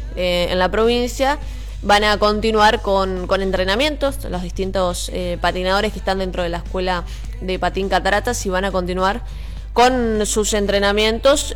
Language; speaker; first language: Spanish; native; Spanish